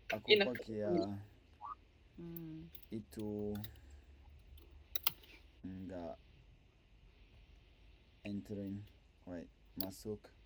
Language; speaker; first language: Indonesian; non-native, learner; English